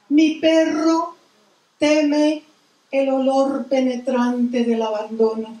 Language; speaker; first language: Spanish; early bilingual, heritage; Spanish